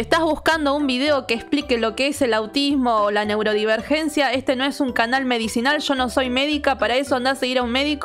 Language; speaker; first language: Spanish; native; Spanish